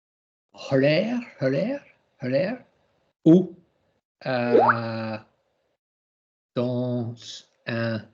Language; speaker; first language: French; non-native, learner; English